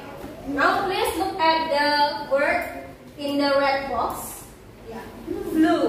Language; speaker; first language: English; non-native, fluent; Indonesian